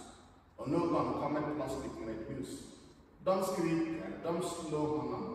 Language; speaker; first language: Swedish; non-native, fluent; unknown